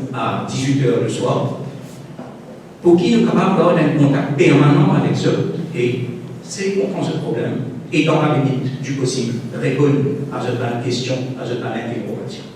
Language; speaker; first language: French; non-native, local second language; Morisyen